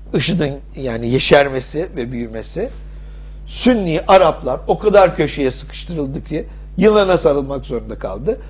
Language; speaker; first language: Turkish; early bilingual, other home language; English